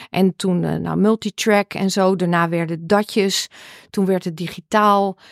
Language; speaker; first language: Dutch; early bilingual, heritage; Dutch